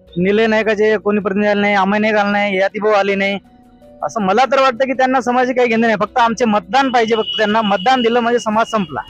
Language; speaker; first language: Marathi; non-native, local second language; Lambadi